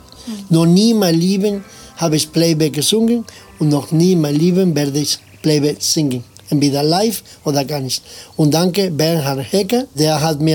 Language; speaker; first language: German; non-native, fluent; Spanish